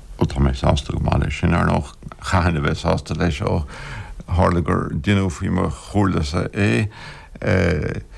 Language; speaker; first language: Irish; non-native, local second language; English